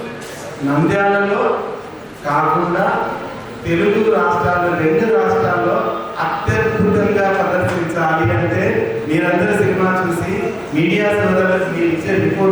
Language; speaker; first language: Telugu; native; Telugu